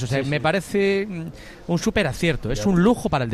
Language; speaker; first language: Spanish; native; Spanish